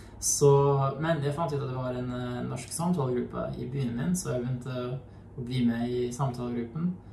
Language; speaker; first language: Norwegian; non-native, fluent; English